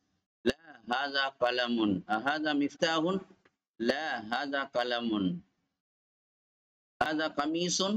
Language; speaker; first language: Arabic; non-native, fluent; Tamil